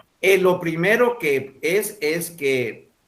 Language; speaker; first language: Spanish; native; Spanish